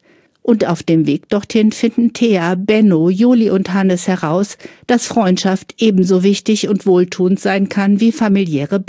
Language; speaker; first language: German; native; German